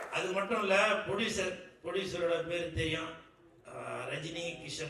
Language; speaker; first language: Tamil; native; Tamil